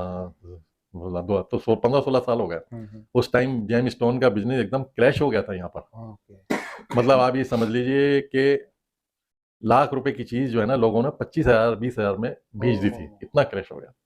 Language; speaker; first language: Hindi; native; Hindi